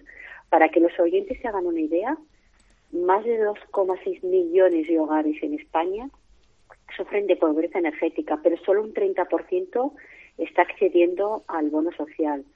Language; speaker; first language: Spanish; native; Spanish